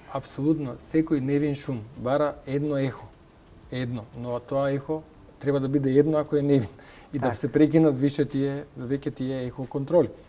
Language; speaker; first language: Macedonian; native; Macedonian